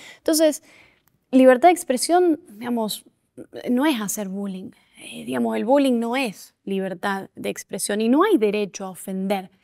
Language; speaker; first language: Spanish; native; Spanish